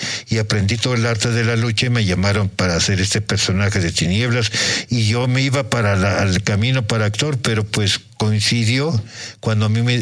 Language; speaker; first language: Spanish; native; Spanish